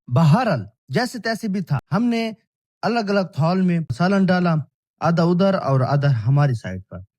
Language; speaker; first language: Urdu; non-native, local second language; Pashto